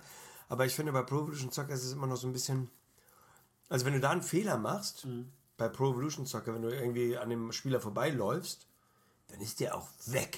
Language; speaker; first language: German; native; German